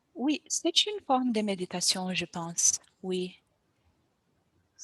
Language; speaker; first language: French; non-native, learner; Portuguese